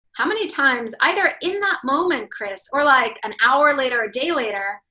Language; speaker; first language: English; non-native, fluent; Russian